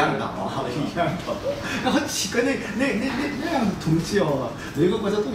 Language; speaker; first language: Chinese; non-native, fluent; Korean